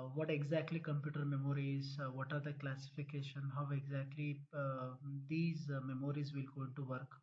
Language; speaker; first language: English; non-native, local second language; Kannada